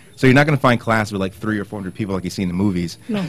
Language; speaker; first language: English; native; English